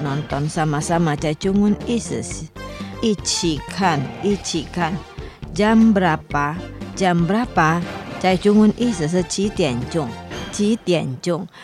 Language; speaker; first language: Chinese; non-native, fluent; Indonesian